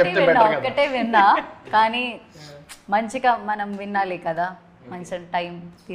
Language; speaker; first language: Telugu; non-native, learner; Malayalam